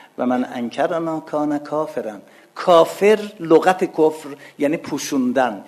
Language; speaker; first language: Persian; non-native, local second language; Azerbaijani